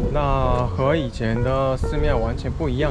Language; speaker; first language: Chinese; non-native, fluent; Korean